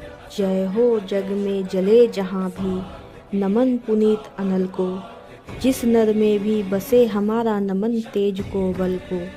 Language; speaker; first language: Hindi; native; Hindi